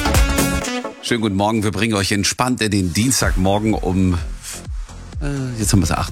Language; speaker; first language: German; native; German